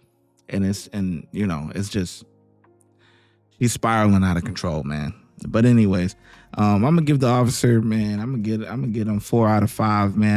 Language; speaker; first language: English; native; English